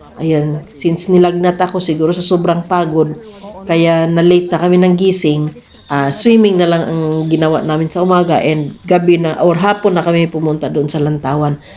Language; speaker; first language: Filipino; non-native, local second language; Cebuano